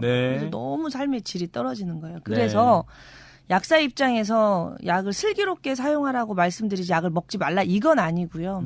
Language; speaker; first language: Korean; native; Korean